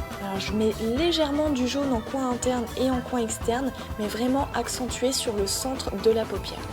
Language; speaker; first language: French; native; French